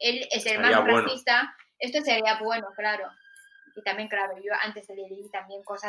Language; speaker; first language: Spanish; non-native, fluent; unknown